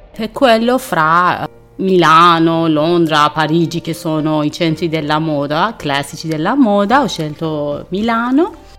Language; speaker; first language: Italian; non-native, fluent; Persian